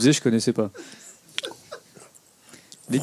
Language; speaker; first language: French; native; French